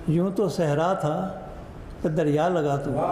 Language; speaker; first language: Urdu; non-native, local second language; Punjabi